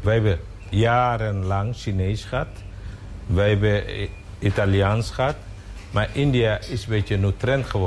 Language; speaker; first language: Dutch; non-native, fluent; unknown